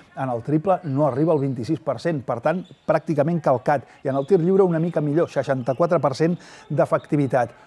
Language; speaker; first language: Catalan; native; Catalan